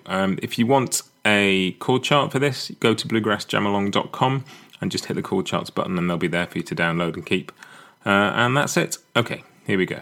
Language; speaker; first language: English; native; English